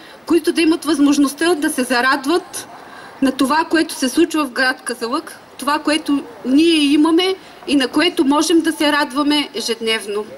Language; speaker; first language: Bulgarian; native; Bulgarian